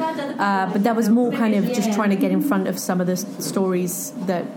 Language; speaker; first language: English; native; English